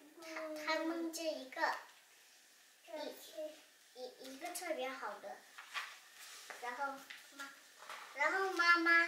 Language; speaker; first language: Chinese; early bilingual, heritage; Chinese